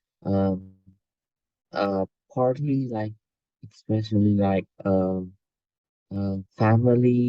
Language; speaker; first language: English; non-native, learner; Vietnamese